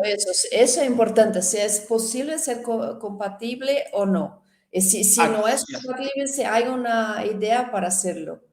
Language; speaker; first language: Spanish; non-native, fluent; Portuguese